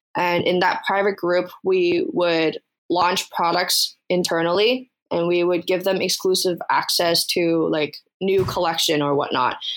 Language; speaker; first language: English; early bilingual, other home language; Chinese